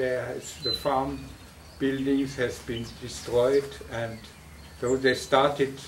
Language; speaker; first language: English; non-native, fluent; German